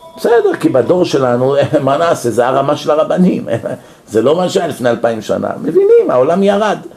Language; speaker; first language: Hebrew; native; Hebrew